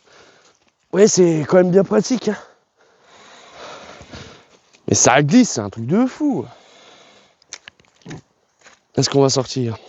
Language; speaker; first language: French; native; French